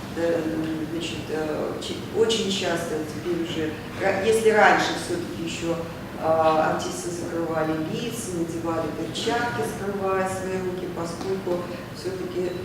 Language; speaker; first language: Russian; native; Russian